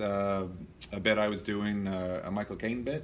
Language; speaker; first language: English; native; English